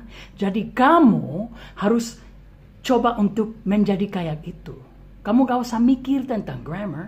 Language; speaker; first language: Indonesian; non-native, fluent; English